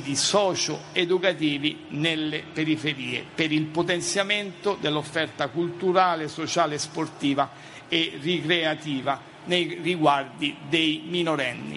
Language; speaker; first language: Italian; native; Italian